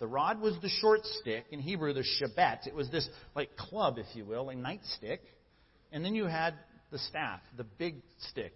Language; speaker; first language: English; native; English